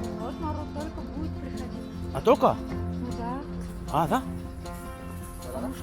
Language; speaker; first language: Russian; non-native, learner; Korean